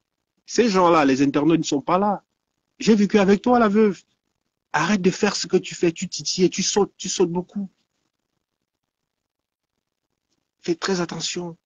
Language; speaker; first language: French; native; French